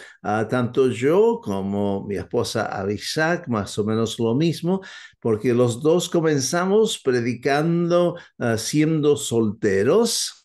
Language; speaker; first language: Spanish; non-native, fluent; English